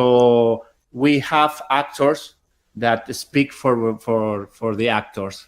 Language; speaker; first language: English; non-native, learner; Spanish